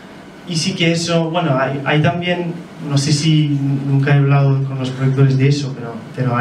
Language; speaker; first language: Spanish; non-native, fluent; English